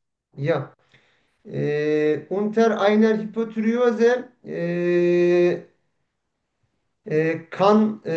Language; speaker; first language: German; non-native, learner; Turkish